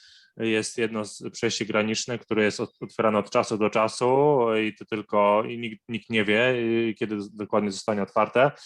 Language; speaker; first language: Polish; non-native, fluent; Arabic